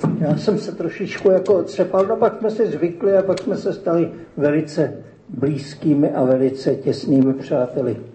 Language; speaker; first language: Czech; native; Czech